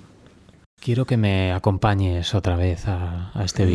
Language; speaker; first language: Spanish; native; Spanish